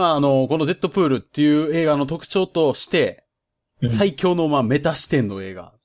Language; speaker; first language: Japanese; native; Japanese